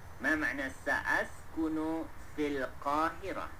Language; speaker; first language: Arabic; non-native, fluent; Malay